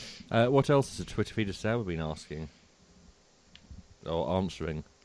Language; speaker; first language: English; native; English